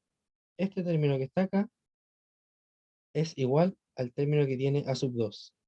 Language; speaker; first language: Spanish; native; Spanish